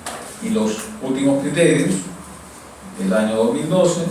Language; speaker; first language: Spanish; native; Spanish